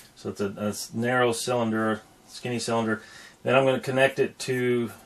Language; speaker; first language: English; native; English